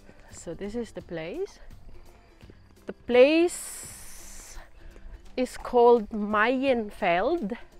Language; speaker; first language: English; non-native, local second language; Filipino